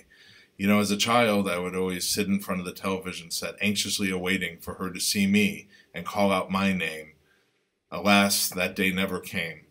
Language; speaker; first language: English; native; English